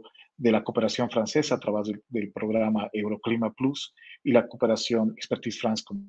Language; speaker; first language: Spanish; native; Spanish